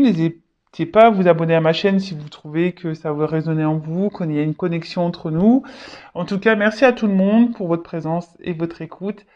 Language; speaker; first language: French; native; French